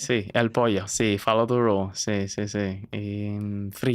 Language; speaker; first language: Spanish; non-native, learner; English